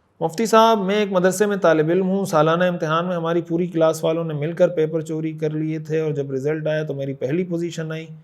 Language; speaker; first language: Urdu; native; Urdu